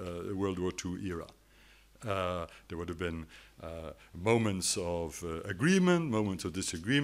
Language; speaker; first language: English; non-native, fluent; French